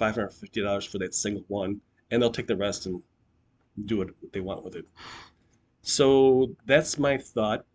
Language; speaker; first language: English; native; English